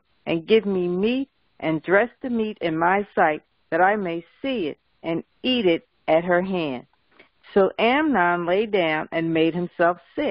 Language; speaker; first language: English; native; English